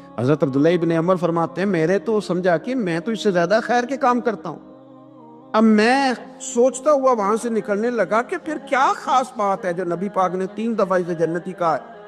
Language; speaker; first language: Urdu; non-native, local second language; Punjabi